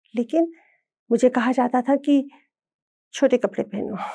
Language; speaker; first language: Hindi; native; Hindi